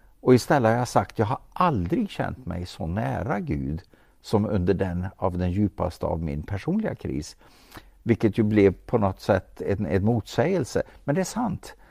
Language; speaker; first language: Swedish; native; Swedish